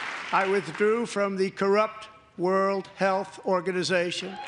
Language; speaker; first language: English; native; English